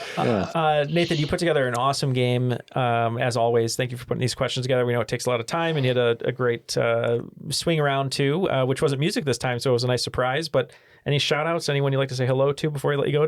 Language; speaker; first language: English; native; English